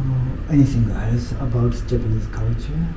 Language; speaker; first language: English; non-native, learner; Japanese